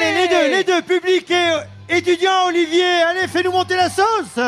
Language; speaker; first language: French; native; French